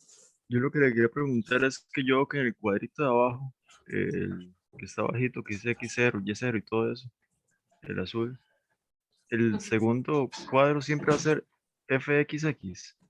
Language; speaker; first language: Spanish; native; Spanish